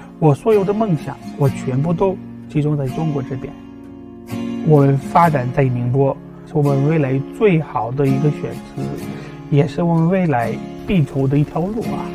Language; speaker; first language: Chinese; non-native, fluent; Bulgarian